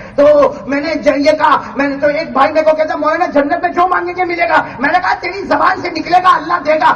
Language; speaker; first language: Urdu; native; Urdu